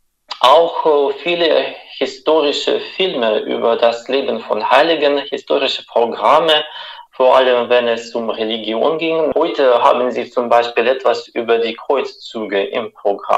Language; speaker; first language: German; non-native, fluent; Russian